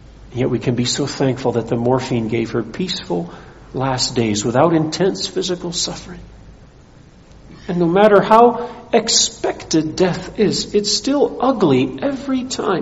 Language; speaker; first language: English; early bilingual, other home language; Dutch